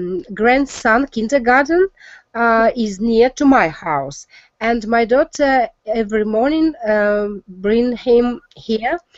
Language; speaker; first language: English; non-native, learner; Russian